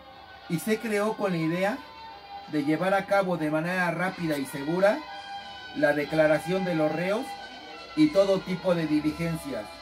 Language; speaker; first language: Spanish; native; Spanish